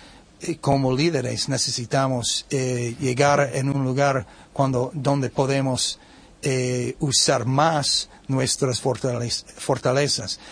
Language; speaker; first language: Spanish; non-native, learner; English